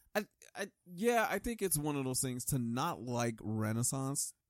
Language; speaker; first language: English; native; English